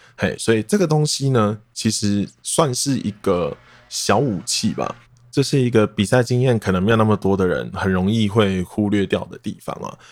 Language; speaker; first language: Chinese; non-native, local second language; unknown